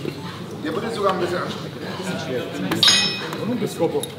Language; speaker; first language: German; native; German